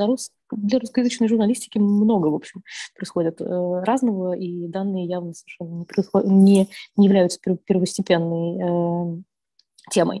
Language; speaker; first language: Russian; native; Russian